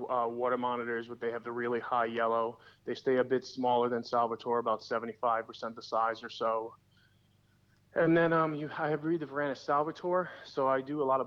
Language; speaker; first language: English; native; English